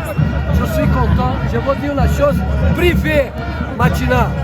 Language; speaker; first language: French; non-native, learner; Portuguese